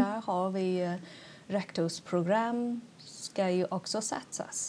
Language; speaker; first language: Swedish; non-native, fluent; Chinese